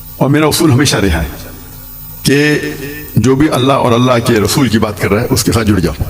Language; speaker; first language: Urdu; non-native, local second language; English